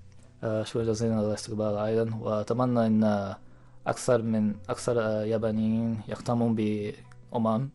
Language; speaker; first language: Arabic; non-native, learner; Japanese